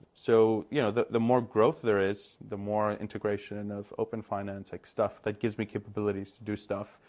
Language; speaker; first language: English; non-native, fluent; Greek